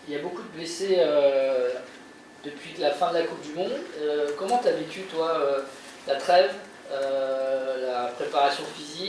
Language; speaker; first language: French; native; French